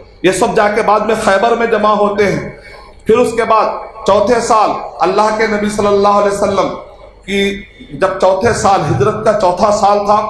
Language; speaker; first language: Urdu; native; Urdu